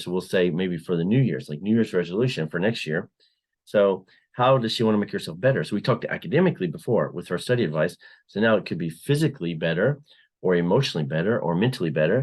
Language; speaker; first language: English; non-native, fluent; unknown